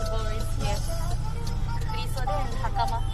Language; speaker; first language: English; non-native, learner; Japanese